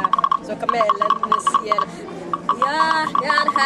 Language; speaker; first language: Norwegian; non-native, learner; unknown